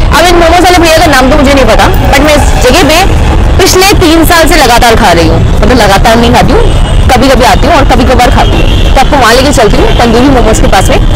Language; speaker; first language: Hindi; native; Hindi